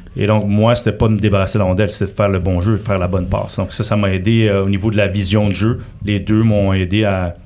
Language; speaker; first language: French; native; French